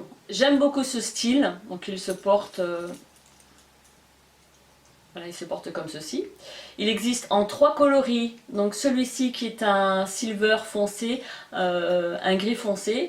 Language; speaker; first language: French; native; French